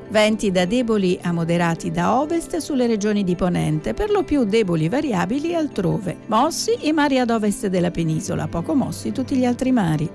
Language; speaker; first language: Italian; native; Italian